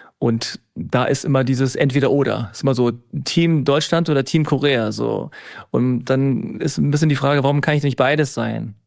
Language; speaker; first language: German; native; German